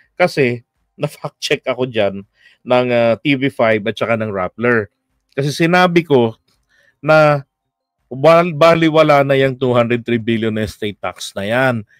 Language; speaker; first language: Filipino; native; Filipino